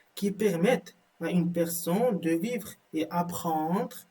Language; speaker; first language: French; non-native, local second language; Arabic